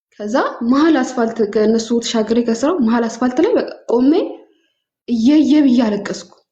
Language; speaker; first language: Amharic; native; Amharic